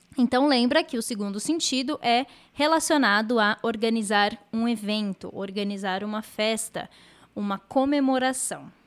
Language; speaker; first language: Portuguese; native; Portuguese